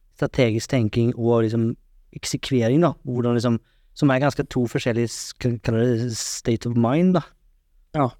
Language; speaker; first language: Swedish; non-native, fluent; Norwegian